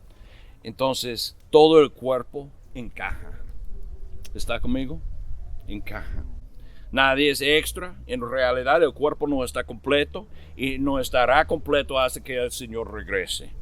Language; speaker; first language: Spanish; non-native, fluent; English